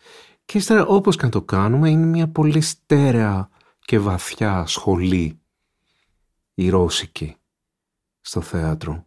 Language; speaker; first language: Greek; native; Greek